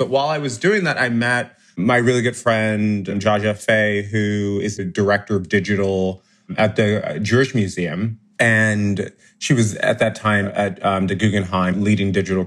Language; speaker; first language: English; native; English